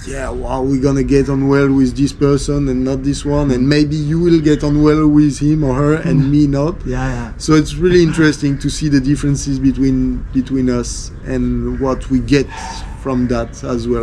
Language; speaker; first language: English; non-native, fluent; French